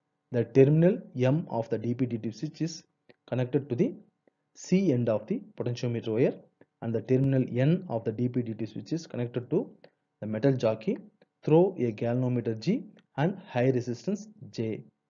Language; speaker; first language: English; non-native, local second language; Tamil